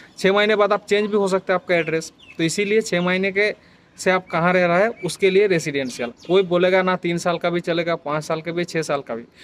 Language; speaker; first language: Hindi; non-native, local second language; Bangla